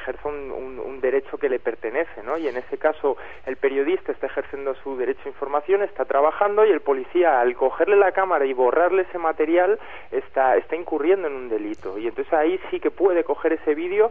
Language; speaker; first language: Spanish; native; Spanish